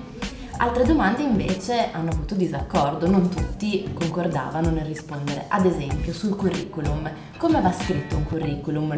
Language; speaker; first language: Italian; native; Italian